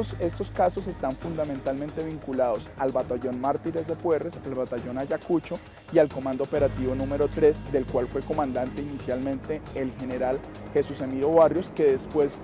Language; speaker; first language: Spanish; native; Spanish